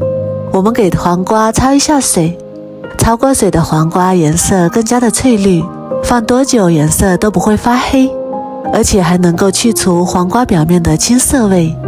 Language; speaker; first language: Chinese; native; Chinese